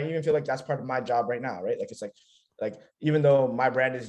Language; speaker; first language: English; native; English